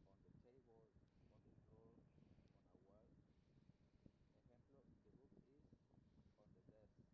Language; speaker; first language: English; non-native, learner; Spanish